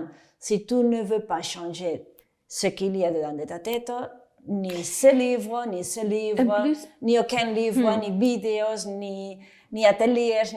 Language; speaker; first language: French; non-native, fluent; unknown